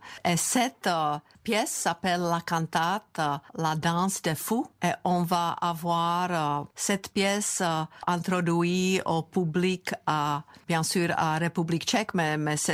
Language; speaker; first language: French; non-native, fluent; Czech